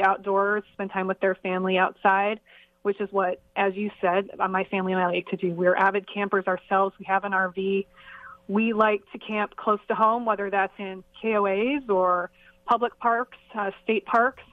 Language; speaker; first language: English; native; English